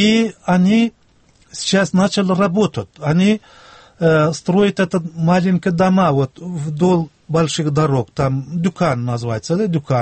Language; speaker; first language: Russian; non-native, local second language; Turkmen